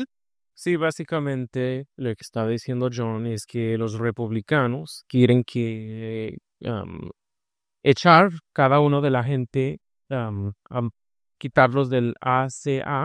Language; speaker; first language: Spanish; early bilingual, heritage; Spanish